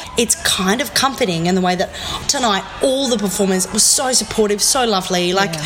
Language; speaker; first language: English; native; English